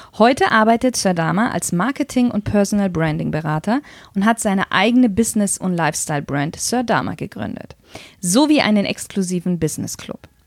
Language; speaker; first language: German; native; German